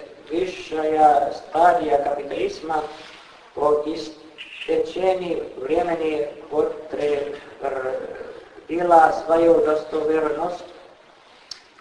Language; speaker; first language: Russian; non-native, fluent; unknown